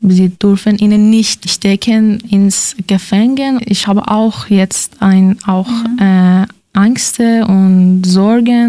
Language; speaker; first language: German; non-native, learner; Persian